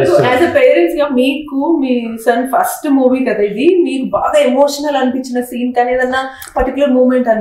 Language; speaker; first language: Telugu; native; Telugu